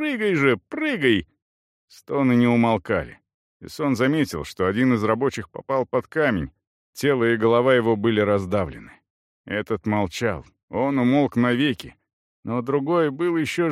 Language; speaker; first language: Russian; native; Russian